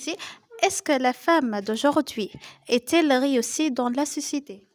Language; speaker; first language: French; non-native, local second language; Arabic